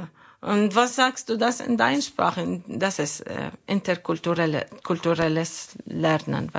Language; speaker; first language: German; non-native, learner; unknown